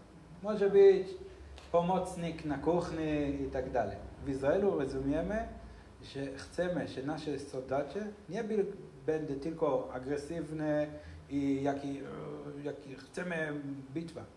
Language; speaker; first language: Polish; non-native, learner; Hebrew